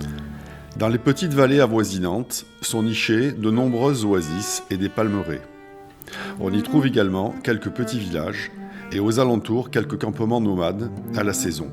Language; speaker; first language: French; native; French